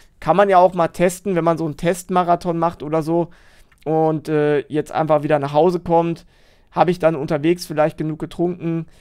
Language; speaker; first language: German; native; German